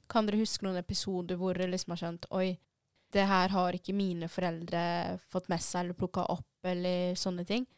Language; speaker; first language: Norwegian; early bilingual, other home language; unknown